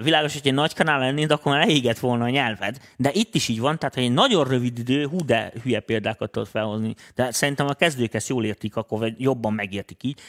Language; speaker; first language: Hungarian; native; Hungarian